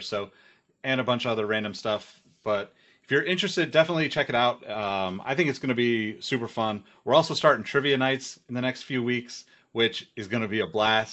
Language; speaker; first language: English; native; English